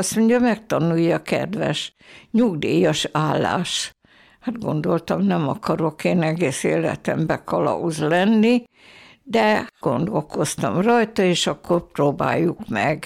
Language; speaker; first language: Hungarian; native; Hungarian